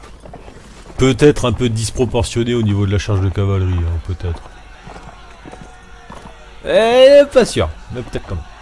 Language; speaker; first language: French; native; French